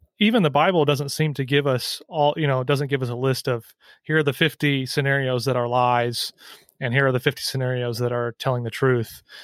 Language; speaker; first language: English; native; English